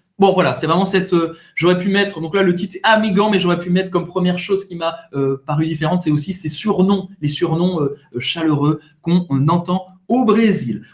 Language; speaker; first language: French; native; French